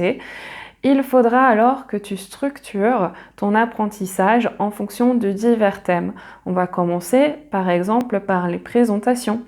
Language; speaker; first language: French; native; French